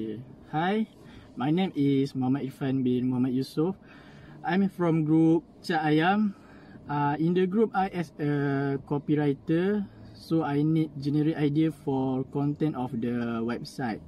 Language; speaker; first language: English; non-native, learner; Malay